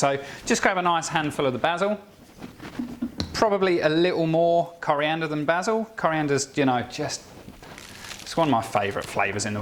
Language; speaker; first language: English; native; English